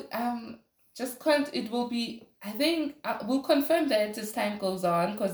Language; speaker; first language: English; non-native, local second language; Zulu